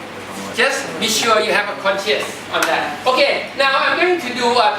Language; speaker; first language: English; non-native, fluent; Thai